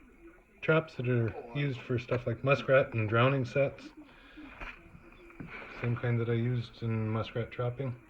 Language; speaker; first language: English; native; English